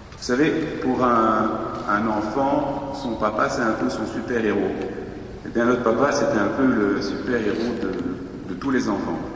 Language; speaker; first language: French; native; French